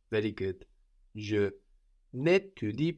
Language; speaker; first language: French; non-native, fluent; English